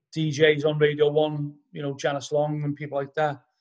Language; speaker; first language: English; native; English